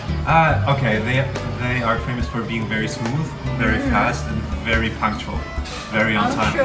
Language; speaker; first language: English; non-native, fluent; German